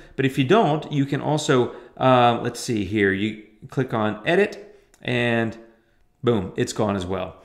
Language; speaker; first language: English; native; English